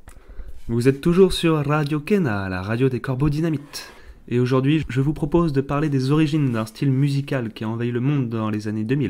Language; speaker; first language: French; native; French